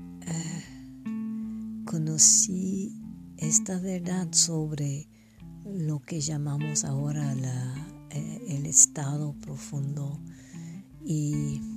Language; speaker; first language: Spanish; non-native, fluent; French